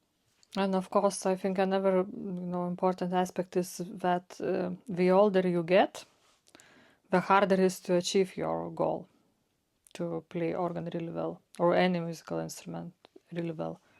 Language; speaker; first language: English; non-native, fluent; Lithuanian